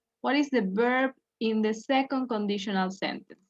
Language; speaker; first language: English; non-native, fluent; Spanish